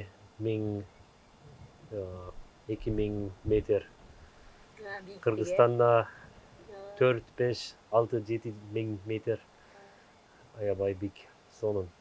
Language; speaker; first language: Kyrgyz; non-native, learner; German